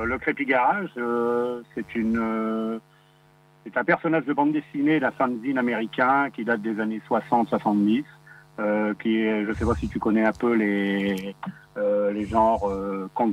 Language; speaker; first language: French; native; French